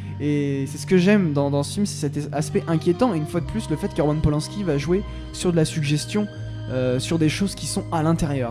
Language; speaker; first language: French; native; French